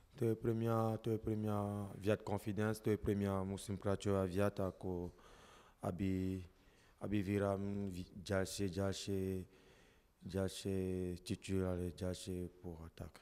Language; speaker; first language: Slovak; non-native, learner; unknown